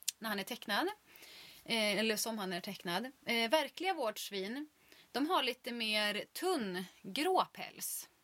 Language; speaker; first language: Swedish; native; Swedish